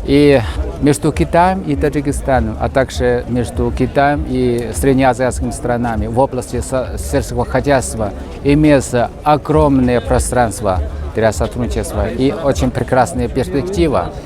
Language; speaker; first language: Russian; non-native, fluent; Chinese